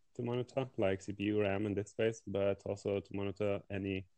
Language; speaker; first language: English; non-native, fluent; Lithuanian